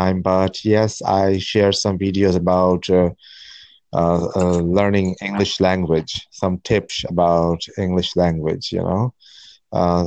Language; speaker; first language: English; non-native, local second language; Bangla